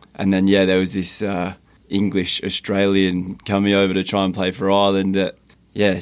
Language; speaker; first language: English; native; English